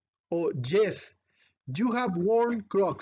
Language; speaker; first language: English; non-native, fluent; Spanish